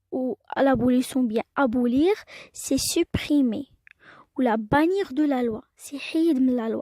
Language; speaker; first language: French; non-native, local second language; Arabic